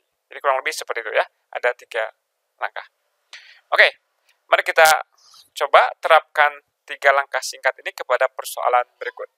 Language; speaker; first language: Indonesian; native; Indonesian